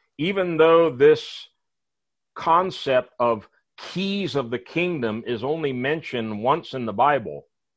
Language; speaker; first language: English; native; English